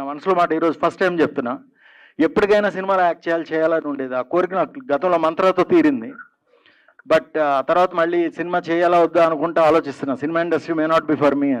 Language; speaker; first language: Telugu; native; Telugu